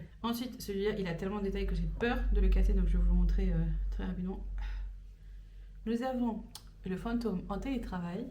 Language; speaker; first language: French; native; French